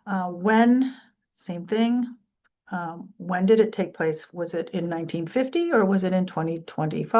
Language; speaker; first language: English; native; English